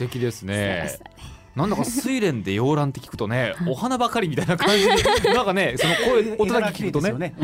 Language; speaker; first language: Japanese; native; Japanese